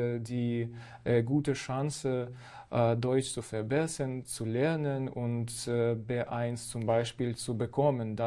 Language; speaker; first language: German; non-native, fluent; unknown